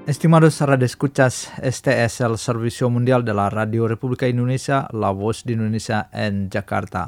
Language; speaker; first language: Spanish; non-native, fluent; Indonesian